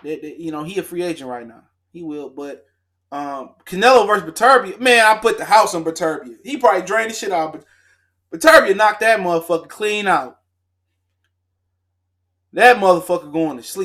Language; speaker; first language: English; native; English